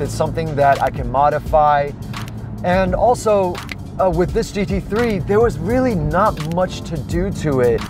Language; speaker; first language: English; early bilingual, other home language; Chinese